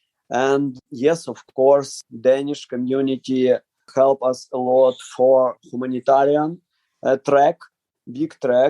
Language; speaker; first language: English; non-native, learner; Ukrainian